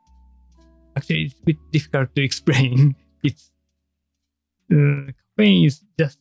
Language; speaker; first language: English; non-native, learner; Japanese